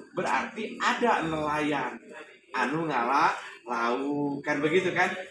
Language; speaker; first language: Indonesian; non-native, local second language; Sundanese